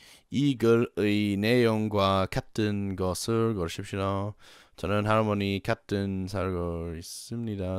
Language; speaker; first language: Korean; non-native, learner; English